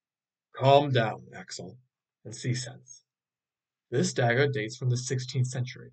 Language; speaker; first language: English; native; English